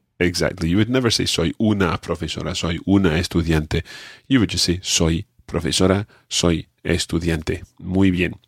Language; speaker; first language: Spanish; non-native, fluent; English